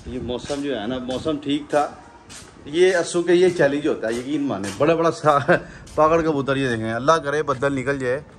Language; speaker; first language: Urdu; non-native, local second language; Punjabi